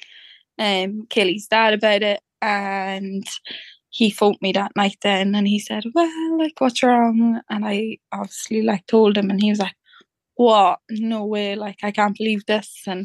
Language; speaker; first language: English; native; English